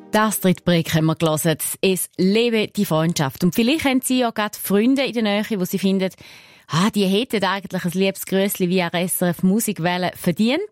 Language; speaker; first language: German; native; German